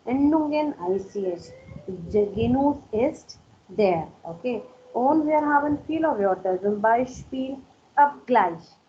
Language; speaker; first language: German; non-native, learner; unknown